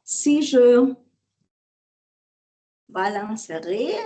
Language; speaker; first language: French; non-native, learner; German